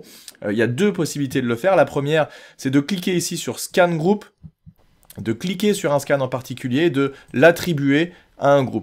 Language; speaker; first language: French; native; French